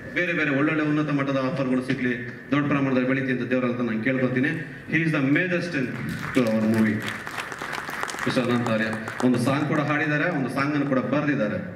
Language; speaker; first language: Kannada; native; Kannada